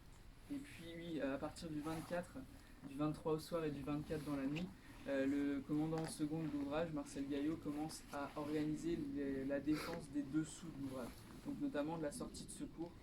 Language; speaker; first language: French; native; French